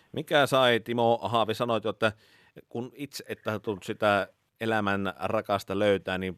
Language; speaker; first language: Finnish; native; Finnish